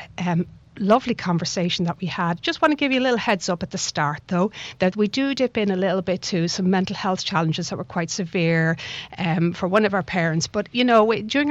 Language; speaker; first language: English; native; English